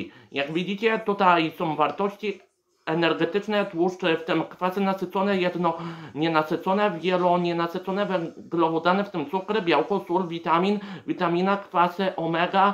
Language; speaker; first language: Polish; native; Polish